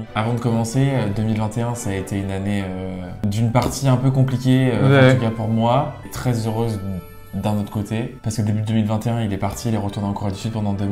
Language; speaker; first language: French; native; French